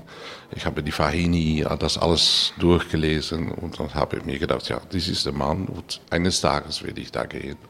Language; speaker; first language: German; non-native, learner; Dutch